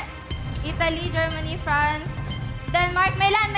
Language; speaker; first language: English; non-native, local second language; Filipino